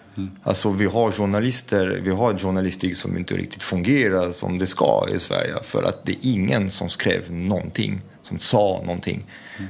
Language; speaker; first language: Swedish; non-native, fluent; French